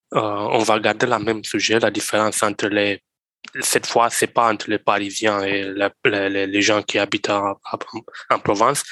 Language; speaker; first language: French; non-native, learner; Romanian